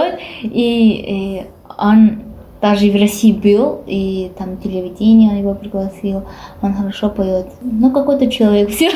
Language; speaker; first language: Russian; non-native, learner; Japanese